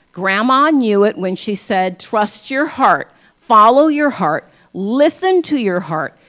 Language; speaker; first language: English; native; English